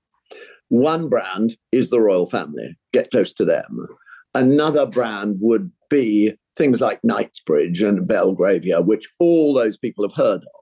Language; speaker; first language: English; native; English